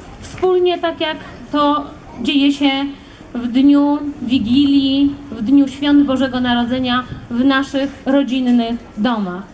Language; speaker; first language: Polish; native; Polish